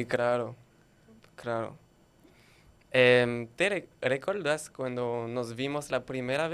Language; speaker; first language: Spanish; non-native, learner; French